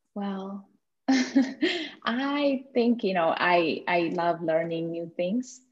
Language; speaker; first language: English; non-native, fluent; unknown